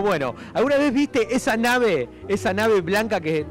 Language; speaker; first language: Spanish; native; Spanish